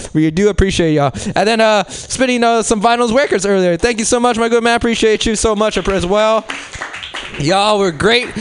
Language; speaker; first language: English; native; English